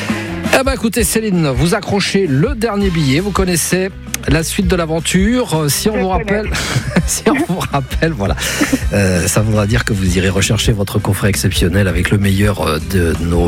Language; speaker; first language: French; native; French